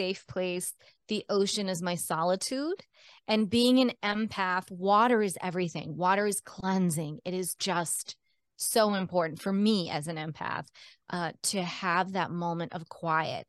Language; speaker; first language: English; native; English